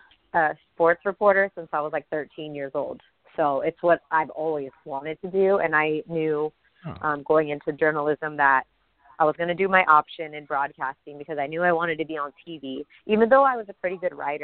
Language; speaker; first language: English; native; English